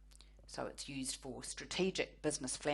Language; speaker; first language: English; native; English